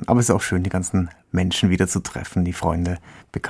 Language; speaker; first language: German; native; German